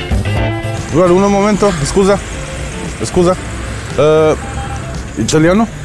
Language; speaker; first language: Italian; non-native, learner; Macedonian